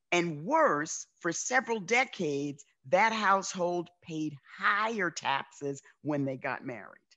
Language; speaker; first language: English; native; English